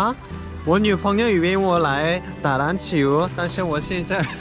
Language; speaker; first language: Chinese; non-native, learner; Korean